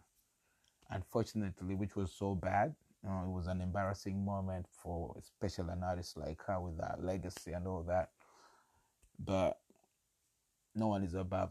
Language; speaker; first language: English; non-native, local second language; Ganda